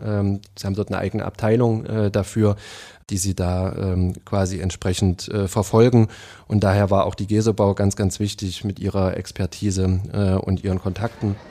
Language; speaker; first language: German; native; German